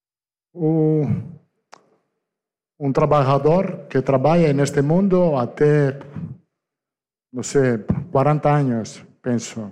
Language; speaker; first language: Portuguese; non-native, fluent; Italian